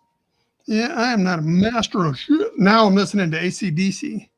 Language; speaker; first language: English; native; English